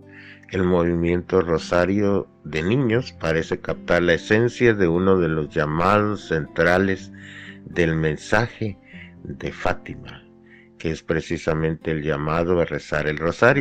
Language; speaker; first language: Spanish; native; Spanish